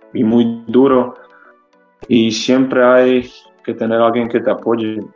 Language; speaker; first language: Spanish; early bilingual, other home language; Croatian